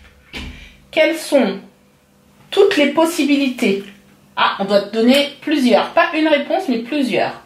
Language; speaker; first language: French; native; French